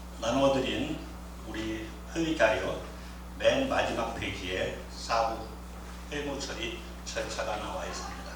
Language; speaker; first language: Korean; native; Korean